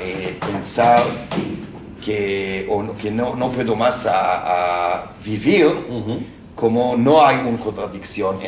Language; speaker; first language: Spanish; non-native, fluent; Hebrew